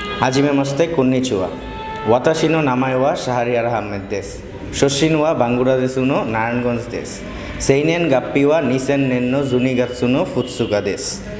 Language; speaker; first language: Japanese; non-native, learner; Bangla